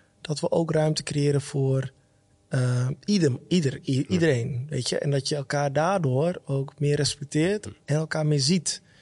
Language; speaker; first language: Dutch; early bilingual, other home language; Somali